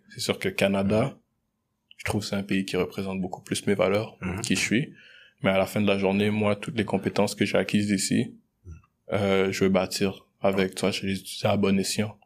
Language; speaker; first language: French; early bilingual, other home language; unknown